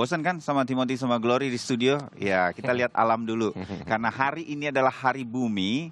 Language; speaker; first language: Malay; native; Malay